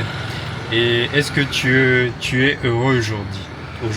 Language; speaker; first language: French; native; French